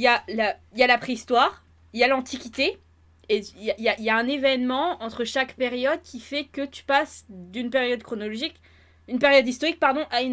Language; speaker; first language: French; native; French